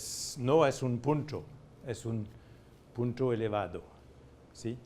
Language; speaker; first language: Spanish; non-native, fluent; French